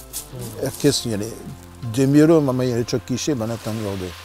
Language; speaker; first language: Turkish; non-native, learner; French